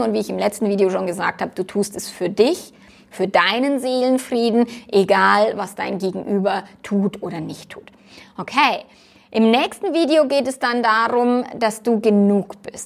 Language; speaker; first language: German; native; German